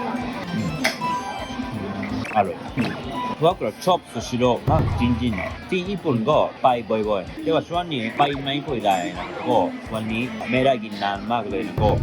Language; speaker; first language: Thai; non-native, learner; Japanese